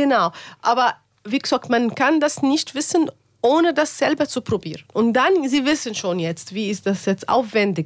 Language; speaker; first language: German; non-native, learner; Arabic